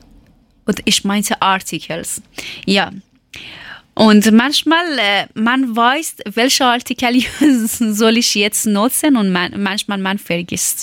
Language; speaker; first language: German; non-native, learner; Persian